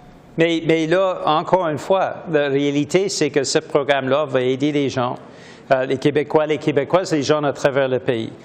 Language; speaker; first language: French; native; French